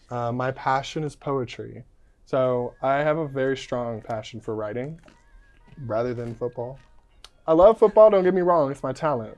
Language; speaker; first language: English; native; English